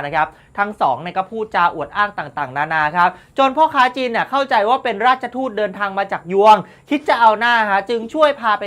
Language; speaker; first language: Thai; native; Thai